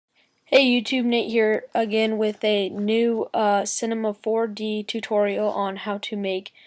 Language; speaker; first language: English; native; English